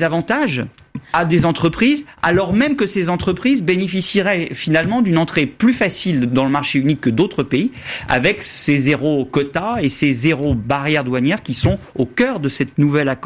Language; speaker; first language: French; native; French